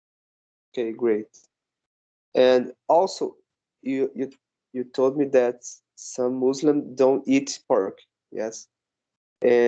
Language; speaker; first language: English; non-native, learner; Portuguese